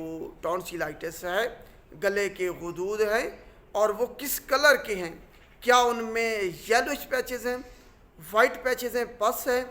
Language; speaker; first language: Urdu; non-native, local second language; Punjabi